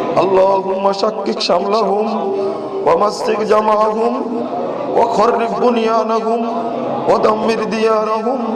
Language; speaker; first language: Arabic; non-native, fluent; Bangla